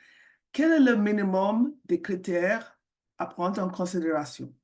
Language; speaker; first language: French; non-native, fluent; English